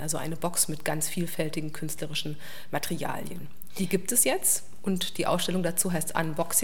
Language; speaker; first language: German; native; German